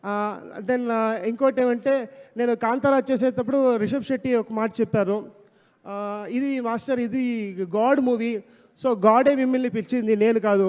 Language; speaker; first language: Telugu; non-native, learner; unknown